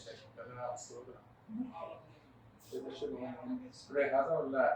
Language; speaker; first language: Arabic; non-native, learner; Bangla